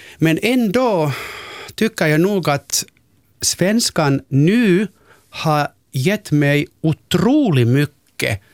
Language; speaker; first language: Swedish; non-native, local second language; Finnish